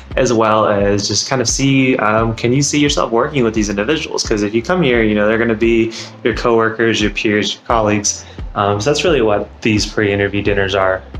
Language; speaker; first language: English; native; English